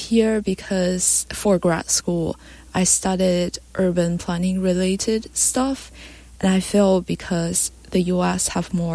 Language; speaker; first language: English; non-native, fluent; Chinese